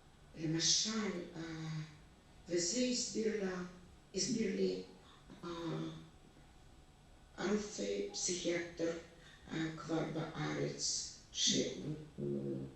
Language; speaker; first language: Hebrew; non-native, fluent; Russian